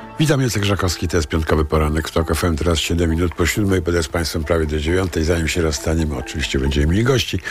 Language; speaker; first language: Polish; native; Polish